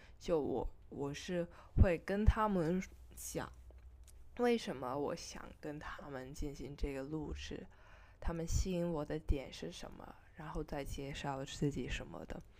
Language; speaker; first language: Chinese; non-native, local second language; Cantonese